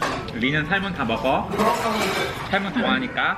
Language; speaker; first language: Korean; native; Korean